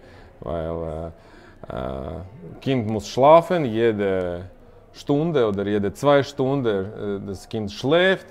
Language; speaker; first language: German; non-native, learner; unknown